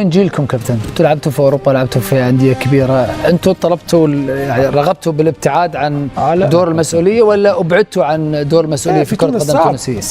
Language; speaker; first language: Arabic; native; Arabic